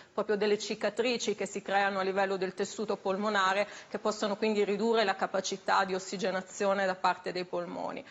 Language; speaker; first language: Italian; native; Italian